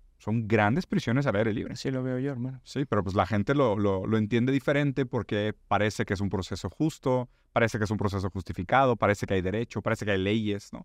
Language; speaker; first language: Spanish; non-native, fluent; Portuguese